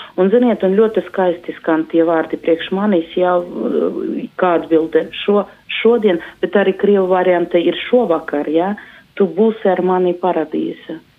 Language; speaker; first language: Latvian; non-native, local second language; Russian